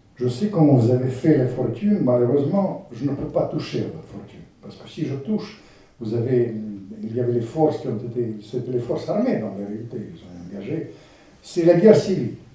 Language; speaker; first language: French; non-native, fluent; Russian